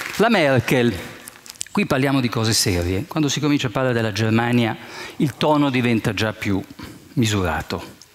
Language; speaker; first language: Italian; early bilingual, heritage; Italian